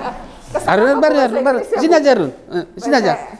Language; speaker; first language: Indonesian; native; Indonesian